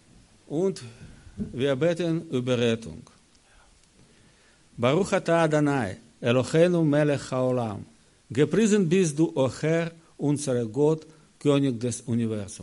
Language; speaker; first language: German; non-native, learner; Russian